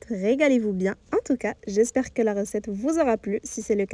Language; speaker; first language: French; native; French